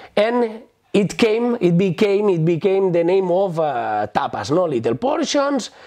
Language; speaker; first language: English; non-native, fluent; Spanish